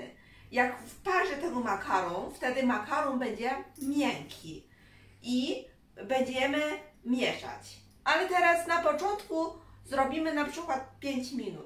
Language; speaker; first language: Polish; non-native, learner; Chinese